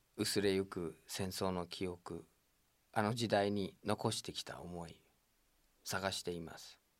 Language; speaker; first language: Japanese; non-native, fluent; English